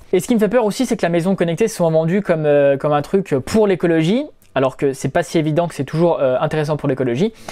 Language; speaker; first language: French; native; French